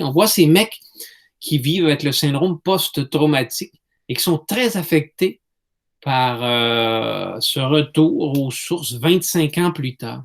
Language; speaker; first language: French; native; French